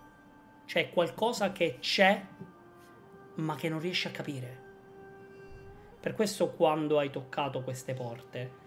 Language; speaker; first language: Italian; native; Italian